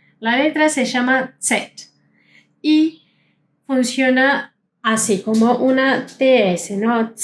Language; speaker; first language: Spanish; non-native, fluent; German